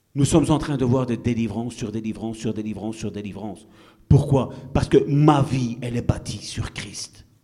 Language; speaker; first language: French; non-native, fluent; Italian